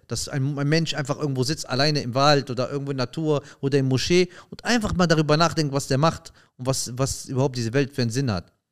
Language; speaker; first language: German; early bilingual, other home language; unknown